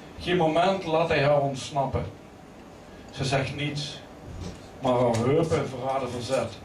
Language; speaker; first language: Dutch; native; Dutch